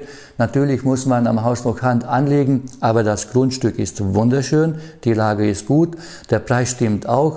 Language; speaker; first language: German; native; German